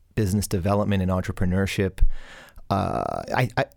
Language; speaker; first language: English; native; English